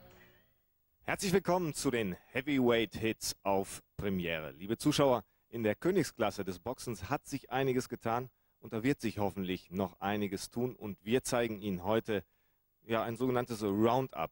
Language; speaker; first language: German; native; German